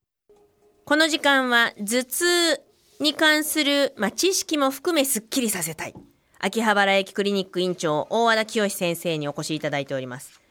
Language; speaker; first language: Japanese; native; Japanese